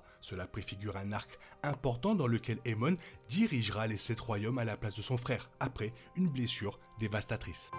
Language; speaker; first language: French; native; French